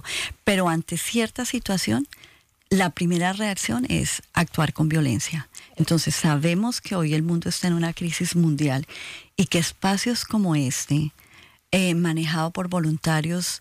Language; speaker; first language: Spanish; native; Spanish